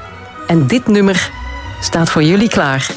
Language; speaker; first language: Dutch; native; Dutch